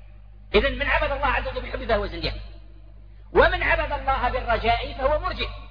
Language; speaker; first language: Arabic; native; Arabic